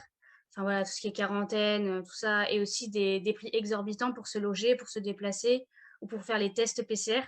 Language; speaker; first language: French; native; French